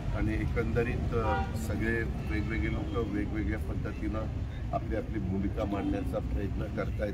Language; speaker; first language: Marathi; native; Marathi